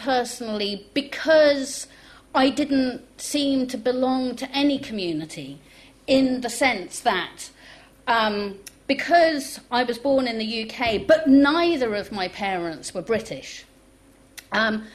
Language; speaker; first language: English; non-native, local second language; French